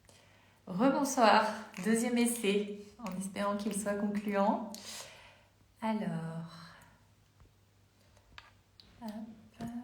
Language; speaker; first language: French; native; French